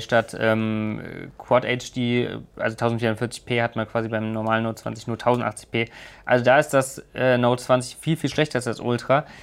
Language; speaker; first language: German; native; German